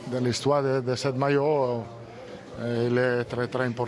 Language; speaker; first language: French; non-native, learner; Italian